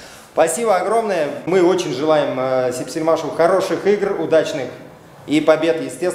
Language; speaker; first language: Russian; native; Russian